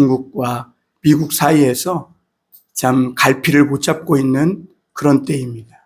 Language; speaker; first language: Korean; native; Korean